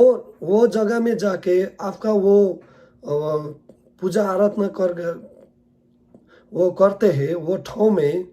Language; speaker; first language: Hindi; non-native, learner; Nepali